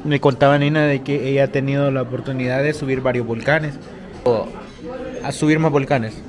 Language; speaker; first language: Spanish; native; Spanish